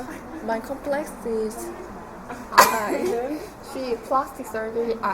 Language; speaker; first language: English; non-native, learner; Korean